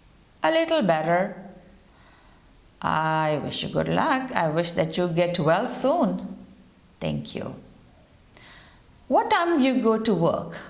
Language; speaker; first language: English; non-native, fluent; Urdu